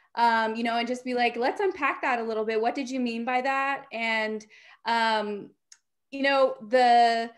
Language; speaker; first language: English; native; English